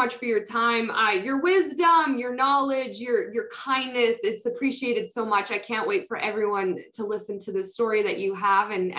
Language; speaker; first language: English; non-native, fluent; Polish